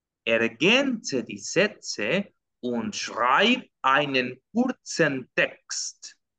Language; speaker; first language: German; non-native, fluent; Spanish